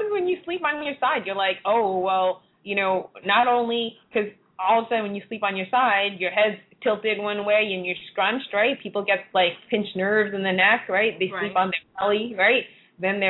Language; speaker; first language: English; non-native, local second language; Cantonese